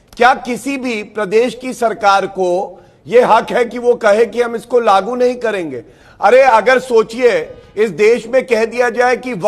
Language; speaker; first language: Hindi; native; Hindi